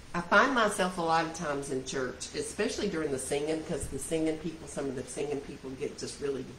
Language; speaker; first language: English; native; English